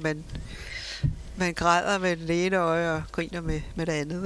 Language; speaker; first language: Danish; native; Danish